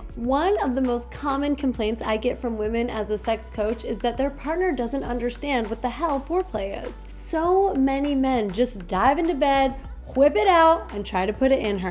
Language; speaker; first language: English; native; English